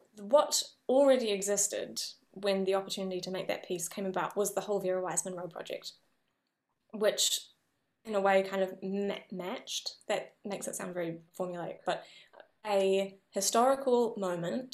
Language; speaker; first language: English; native; English